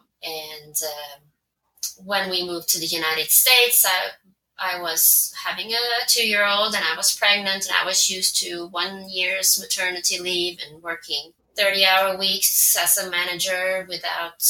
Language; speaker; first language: English; non-native, fluent; Swedish